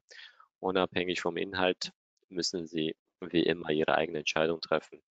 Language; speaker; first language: German; native; German